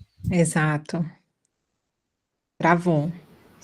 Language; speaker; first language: Portuguese; native; Portuguese